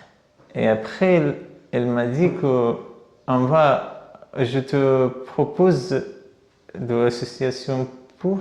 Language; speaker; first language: French; non-native, learner; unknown